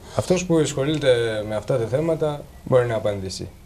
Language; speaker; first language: Greek; non-native, fluent; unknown